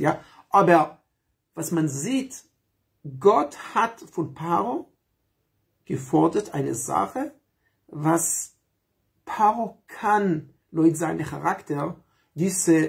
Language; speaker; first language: German; non-native, fluent; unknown